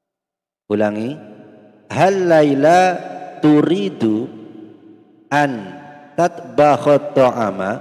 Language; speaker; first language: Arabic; non-native, fluent; Indonesian